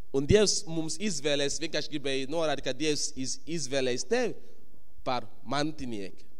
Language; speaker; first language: Latvian; non-native, fluent; English